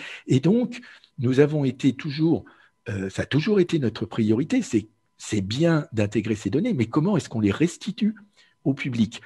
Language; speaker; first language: French; native; French